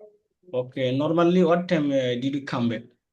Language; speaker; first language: English; non-native, learner; Bangla